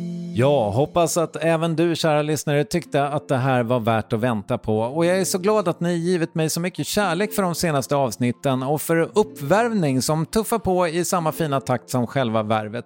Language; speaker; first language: Swedish; native; Swedish